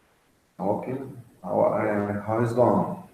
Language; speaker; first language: English; non-native, learner; Spanish